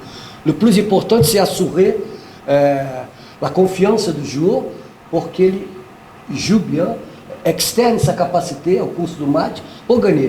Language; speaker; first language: French; non-native, fluent; Portuguese